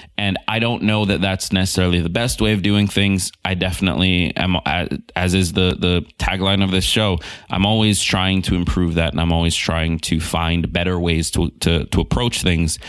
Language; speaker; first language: English; native; English